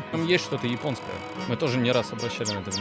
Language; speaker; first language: Russian; native; Russian